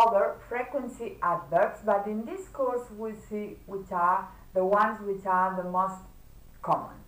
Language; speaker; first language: English; non-native, fluent; Catalan